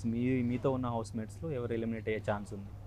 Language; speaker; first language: Telugu; native; Telugu